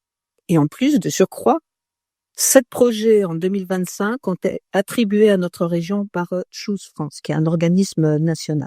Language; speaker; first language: French; native; French